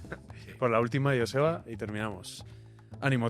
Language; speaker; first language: Spanish; native; Spanish